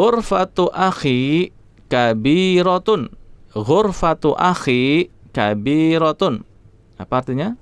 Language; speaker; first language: Arabic; non-native, fluent; Indonesian